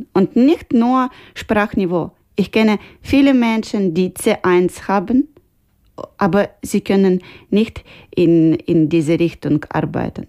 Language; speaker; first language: German; non-native, learner; Ukrainian